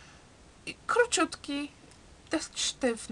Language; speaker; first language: Polish; early bilingual, heritage; Polish